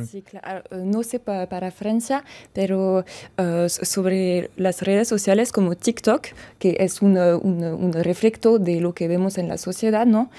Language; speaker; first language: Spanish; non-native, fluent; French